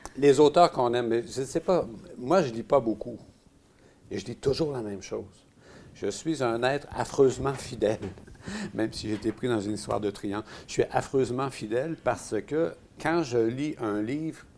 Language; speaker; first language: French; native; French